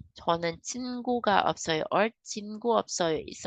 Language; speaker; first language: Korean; non-native, learner; Kinaray-a